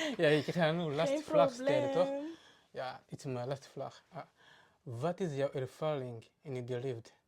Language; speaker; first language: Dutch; non-native, learner; Kinyarwanda